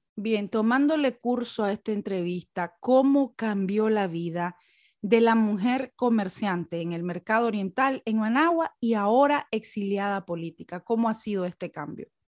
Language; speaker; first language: Spanish; native; Spanish